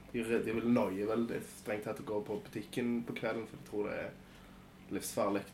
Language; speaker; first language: Norwegian; early bilingual, other home language; Polish